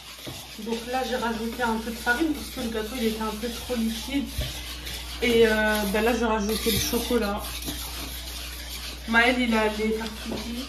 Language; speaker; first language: French; native; French